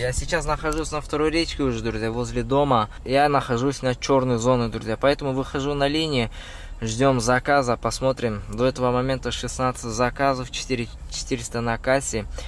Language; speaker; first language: Russian; non-native, fluent; Uzbek